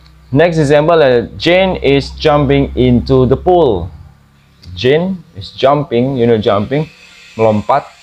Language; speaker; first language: English; non-native, fluent; Indonesian